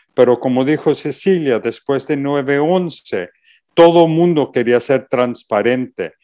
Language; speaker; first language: Spanish; early bilingual, heritage; Spanish